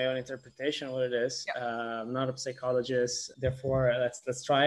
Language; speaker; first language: English; non-native, fluent; Italian